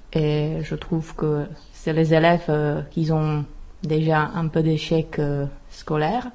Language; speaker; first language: French; non-native, fluent; Czech